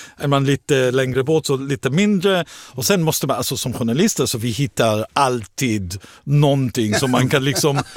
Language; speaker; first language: Swedish; non-native, fluent; Hebrew